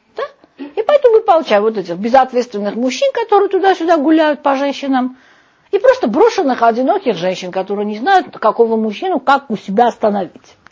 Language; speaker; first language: Russian; non-native, local second language; Armenian